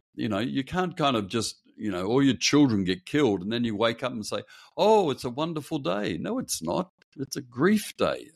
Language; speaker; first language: English; native; English